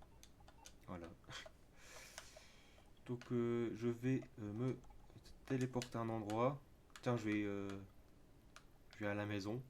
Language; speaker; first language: French; native; French